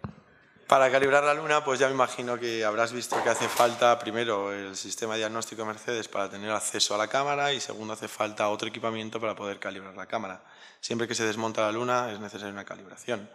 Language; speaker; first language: Spanish; native; Spanish